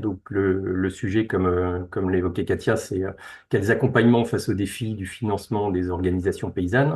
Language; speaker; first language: French; native; French